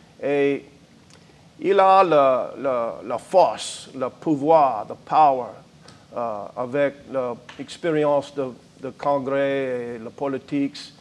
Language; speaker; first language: French; non-native, learner; English